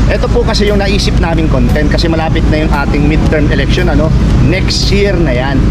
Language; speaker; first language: Filipino; native; Filipino